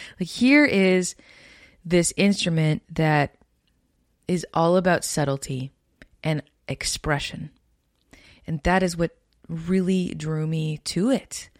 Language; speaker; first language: English; native; English